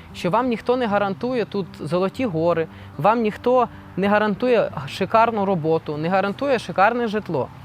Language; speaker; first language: Ukrainian; non-native, local second language; Russian